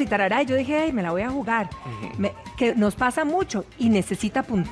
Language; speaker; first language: Spanish; native; Spanish